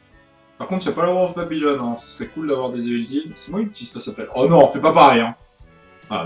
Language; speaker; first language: French; native; French